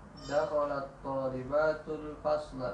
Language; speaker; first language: Arabic; non-native, learner; Indonesian